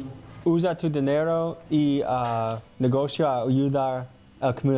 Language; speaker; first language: Spanish; non-native, learner; English